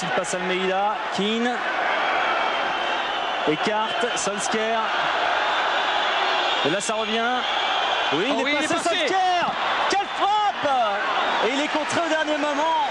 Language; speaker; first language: French; native; French